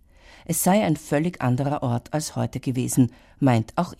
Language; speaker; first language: German; native; German